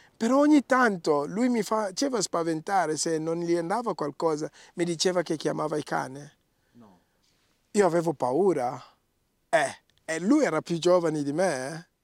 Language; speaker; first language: Italian; non-native, fluent; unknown